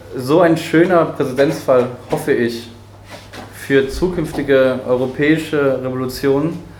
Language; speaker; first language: German; early bilingual, heritage; Spanish